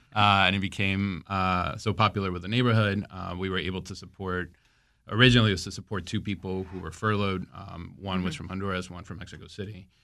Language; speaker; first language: English; early bilingual, other home language; Spanish